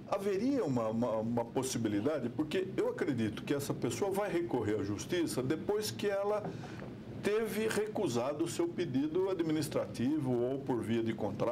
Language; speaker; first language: Portuguese; native; Portuguese